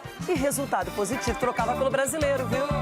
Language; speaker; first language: Portuguese; native; Portuguese